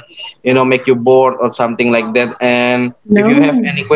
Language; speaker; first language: English; non-native, learner; Indonesian